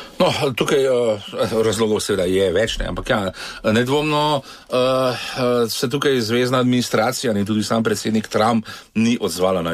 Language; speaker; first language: Slovenian; native; Slovenian